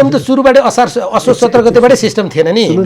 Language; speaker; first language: Nepali; native; Nepali